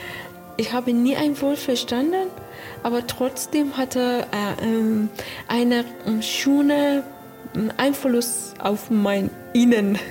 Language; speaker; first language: German; non-native, learner; Persian